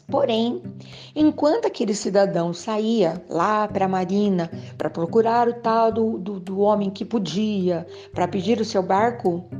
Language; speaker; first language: Portuguese; native; Portuguese